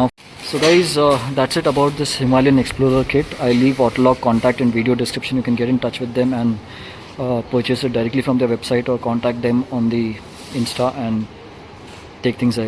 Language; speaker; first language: English; non-native, local second language; Hindi